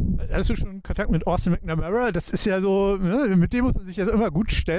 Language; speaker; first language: German; native; German